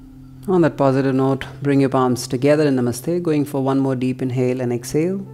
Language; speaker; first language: English; non-native, local second language; Hindi